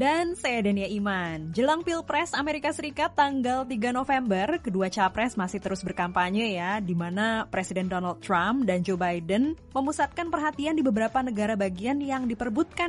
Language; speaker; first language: Indonesian; native; Indonesian